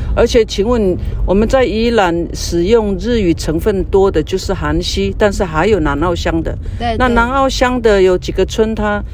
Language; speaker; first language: Chinese; non-native, local second language; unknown